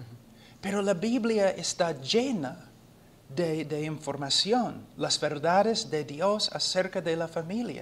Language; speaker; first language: Spanish; non-native, fluent; English